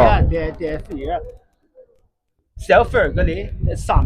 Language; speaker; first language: Norwegian; non-native, learner; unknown